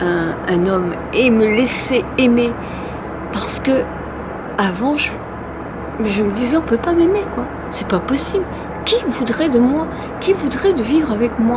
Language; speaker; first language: French; native; French